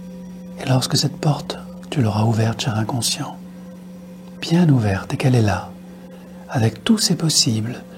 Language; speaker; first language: French; native; French